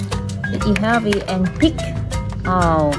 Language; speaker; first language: English; non-native, learner; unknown